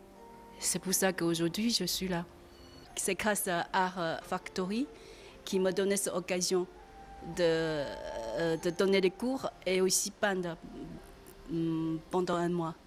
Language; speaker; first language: French; non-native, learner; Chinese